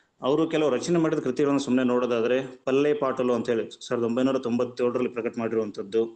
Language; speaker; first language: Kannada; native; Kannada